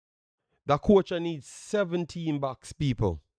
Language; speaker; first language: English; native; English